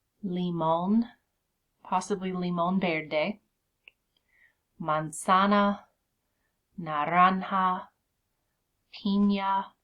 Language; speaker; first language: Spanish; non-native, fluent; English